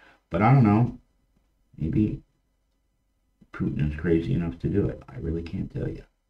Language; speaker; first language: English; native; English